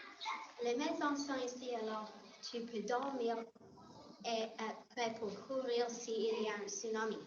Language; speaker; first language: French; non-native, local second language; English